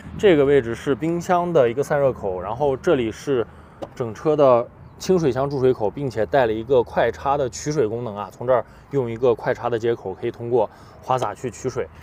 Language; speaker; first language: Chinese; native; Chinese